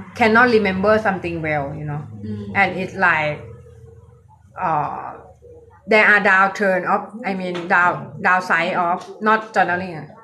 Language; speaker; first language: English; non-native, learner; Thai